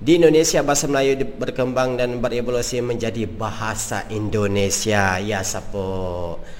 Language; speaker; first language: Malay; native; Malay